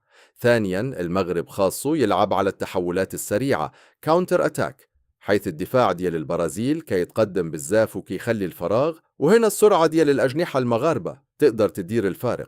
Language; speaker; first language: Arabic; native; Arabic